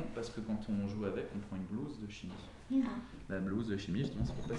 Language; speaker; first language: French; native; French